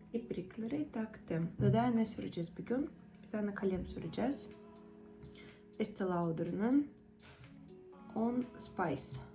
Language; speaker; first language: Turkish; non-native, fluent; Russian